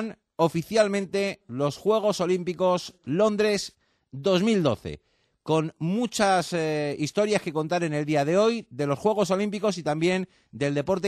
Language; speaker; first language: Spanish; native; Spanish